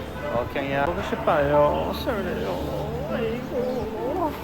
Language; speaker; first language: Korean; non-native, learner; English